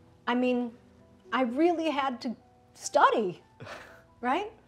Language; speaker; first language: English; early bilingual, other home language; Vietnamese